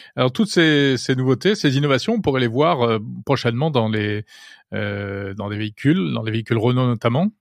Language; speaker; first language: French; native; French